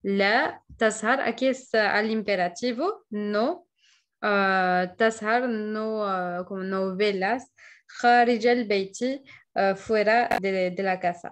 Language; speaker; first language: Spanish; non-native, fluent; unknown